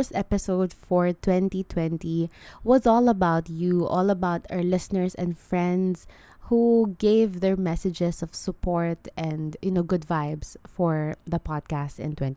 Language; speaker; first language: English; non-native, local second language; Filipino